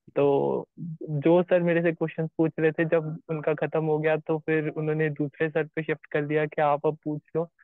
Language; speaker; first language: Hindi; native; Hindi